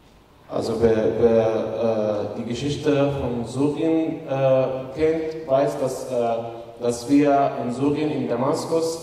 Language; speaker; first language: German; non-native, fluent; Arabic